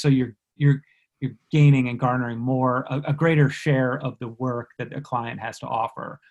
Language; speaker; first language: English; native; English